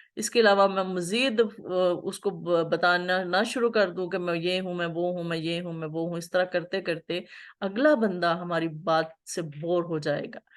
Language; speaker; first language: Urdu; native; Urdu